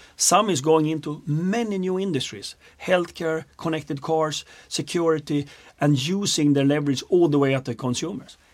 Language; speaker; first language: English; non-native, fluent; Swedish